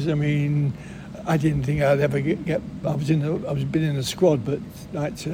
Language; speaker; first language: English; native; English